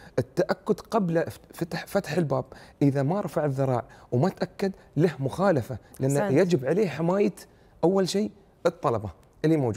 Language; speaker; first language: Arabic; native; Arabic